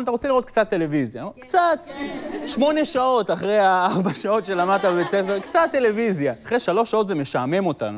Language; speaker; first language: Hebrew; native; Hebrew